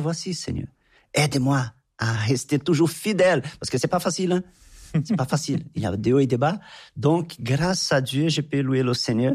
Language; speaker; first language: French; non-native, fluent; Portuguese